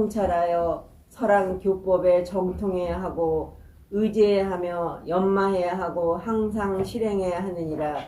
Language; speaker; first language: Korean; native; Korean